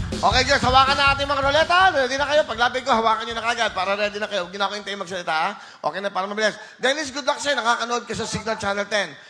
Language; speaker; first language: Filipino; native; Filipino